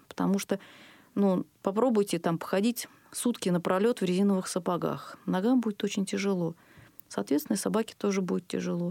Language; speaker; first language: Russian; native; Russian